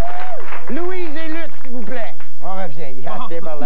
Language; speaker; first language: French; native; French